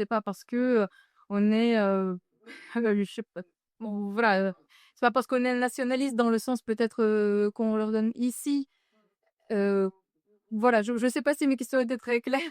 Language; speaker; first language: French; non-native, fluent; Ukrainian